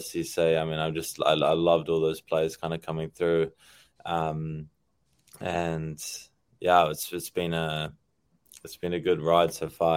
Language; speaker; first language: English; native; English